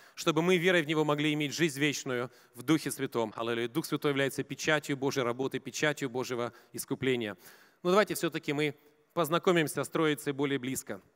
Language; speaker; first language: Russian; native; Russian